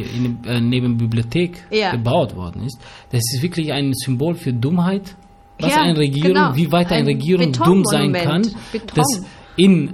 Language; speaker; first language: German; early bilingual, other home language; Albanian